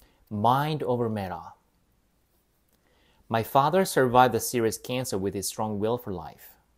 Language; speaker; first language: English; non-native, fluent; Korean